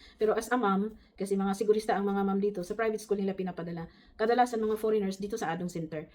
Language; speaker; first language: Filipino; native; Filipino